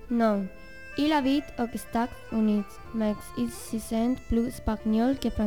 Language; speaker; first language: French; non-native, learner; Spanish